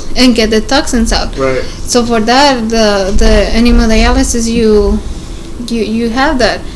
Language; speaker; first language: English; non-native, learner; Spanish